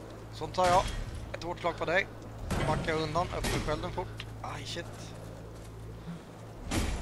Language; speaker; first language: Swedish; native; Swedish